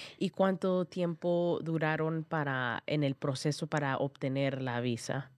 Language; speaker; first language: Spanish; early bilingual, heritage; Spanish